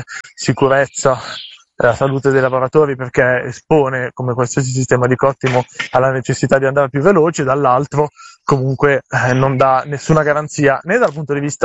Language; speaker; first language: Italian; native; Italian